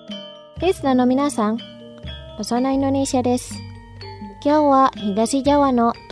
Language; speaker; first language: Japanese; non-native, fluent; Indonesian